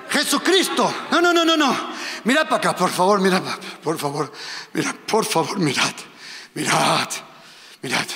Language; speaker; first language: Spanish; early bilingual, heritage; Spanish